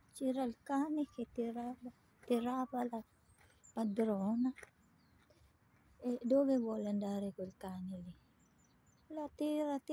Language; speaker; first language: Italian; non-native, fluent; Filipino